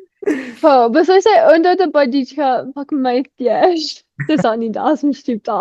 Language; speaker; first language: Albanian; non-native, fluent; English